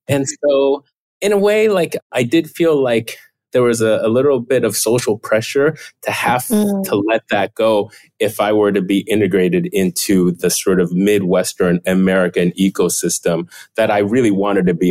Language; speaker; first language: English; early bilingual, other home language; Chinese